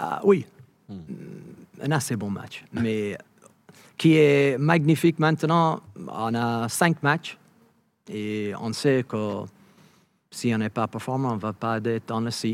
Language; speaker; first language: French; non-native, fluent; English